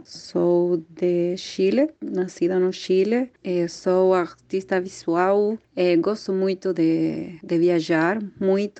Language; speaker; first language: Portuguese; non-native, fluent; Spanish